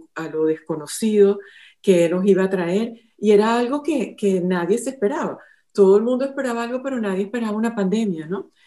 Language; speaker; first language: Spanish; native; Spanish